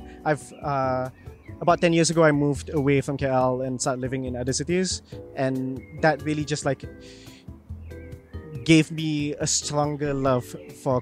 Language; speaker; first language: English; non-native, local second language; Malay